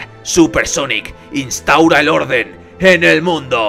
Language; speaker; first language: Spanish; native; Spanish